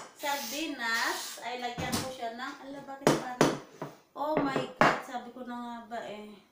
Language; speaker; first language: Filipino; non-native, local second language; Iloko